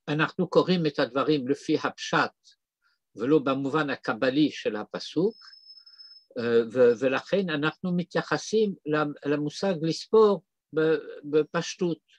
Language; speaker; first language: Hebrew; non-native, fluent; French